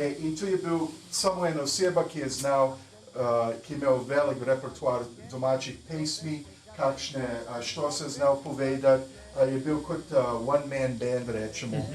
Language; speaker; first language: Slovenian; early bilingual, heritage; English